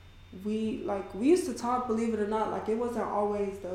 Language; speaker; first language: English; native; English